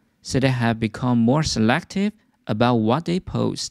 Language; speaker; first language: English; non-native, fluent; Chinese